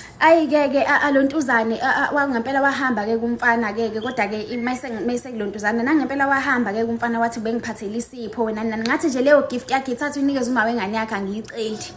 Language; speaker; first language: Zulu; native; Zulu